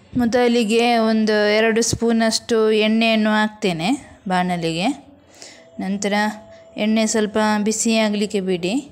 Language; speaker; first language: Kannada; non-native, local second language; Konkani